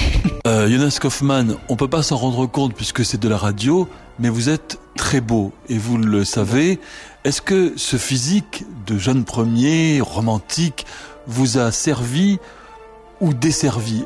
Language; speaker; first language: French; native; French